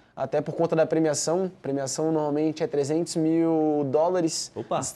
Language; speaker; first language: Portuguese; native; Portuguese